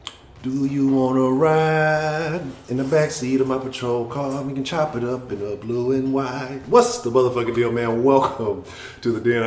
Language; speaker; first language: English; native; English